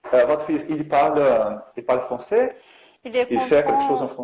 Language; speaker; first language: French; non-native, fluent; Portuguese